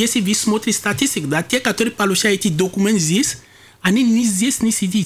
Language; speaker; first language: Russian; non-native, fluent; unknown